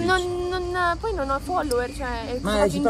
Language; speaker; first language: Italian; native; Italian